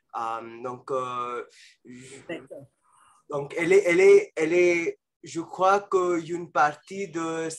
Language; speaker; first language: French; non-native, fluent; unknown